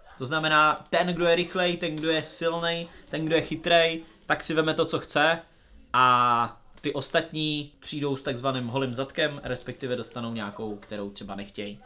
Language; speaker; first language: Czech; native; Czech